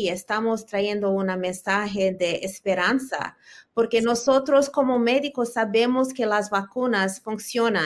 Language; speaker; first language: Spanish; early bilingual, heritage; Spanish